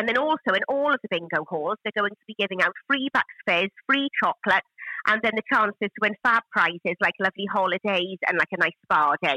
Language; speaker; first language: English; native; English